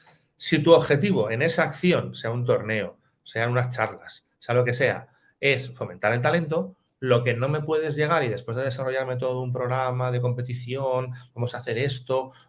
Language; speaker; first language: Spanish; native; Spanish